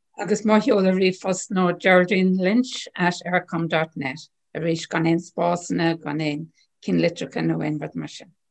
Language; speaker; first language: Irish; non-native, local second language; English